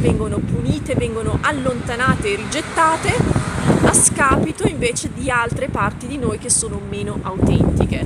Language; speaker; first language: Italian; native; Italian